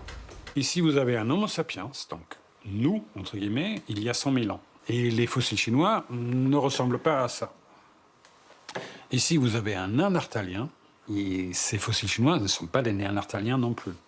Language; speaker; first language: French; native; French